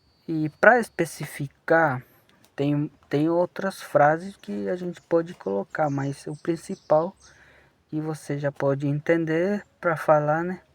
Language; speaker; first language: Portuguese; non-native, local second language; Guarani